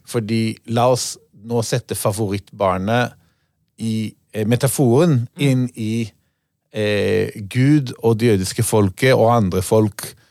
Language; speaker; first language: Norwegian; non-native, fluent; Hebrew